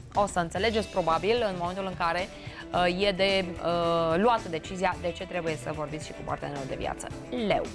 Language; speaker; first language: Romanian; native; Romanian